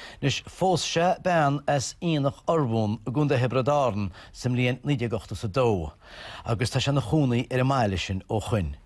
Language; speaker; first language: Irish; native; Irish